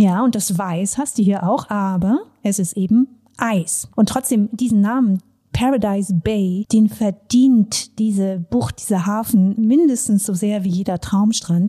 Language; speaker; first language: German; native; German